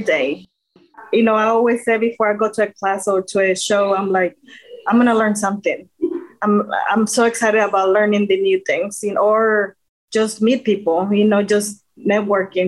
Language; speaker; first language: English; non-native, fluent; Spanish